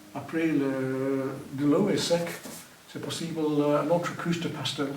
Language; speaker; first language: French; non-native, learner; English